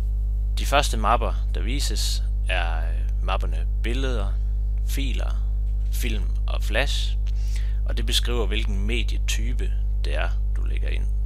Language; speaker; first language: Danish; native; Danish